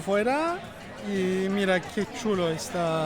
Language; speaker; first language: Spanish; non-native, fluent; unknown